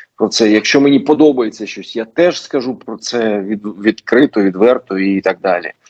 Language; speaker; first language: Ukrainian; non-native, local second language; Russian